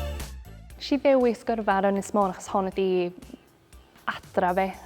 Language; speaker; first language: Welsh; native; Welsh